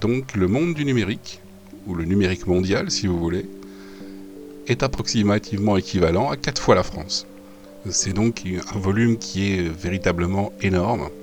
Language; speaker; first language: French; native; French